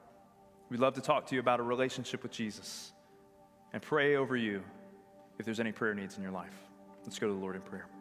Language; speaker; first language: English; native; English